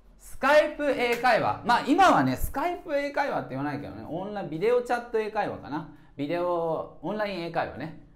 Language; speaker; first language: Japanese; native; Japanese